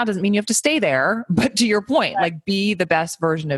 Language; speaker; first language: English; native; English